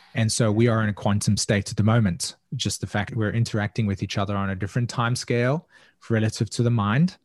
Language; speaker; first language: English; native; English